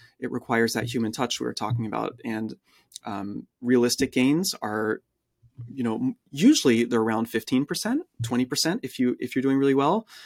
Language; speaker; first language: English; early bilingual, other home language; French